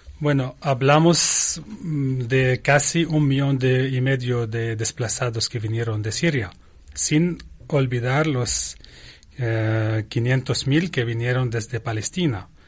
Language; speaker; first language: Spanish; non-native, learner; Arabic